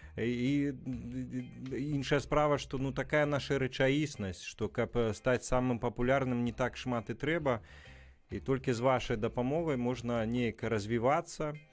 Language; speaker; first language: Belarusian; native; Belarusian